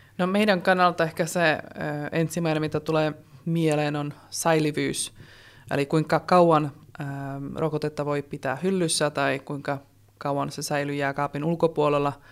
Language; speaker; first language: Finnish; non-native, fluent; Czech